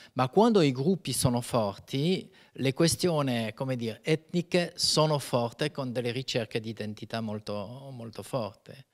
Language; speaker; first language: Italian; non-native, fluent; French